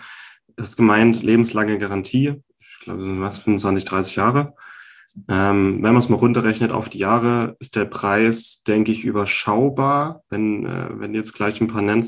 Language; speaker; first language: German; native; German